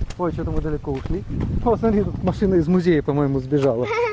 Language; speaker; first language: Russian; native; Russian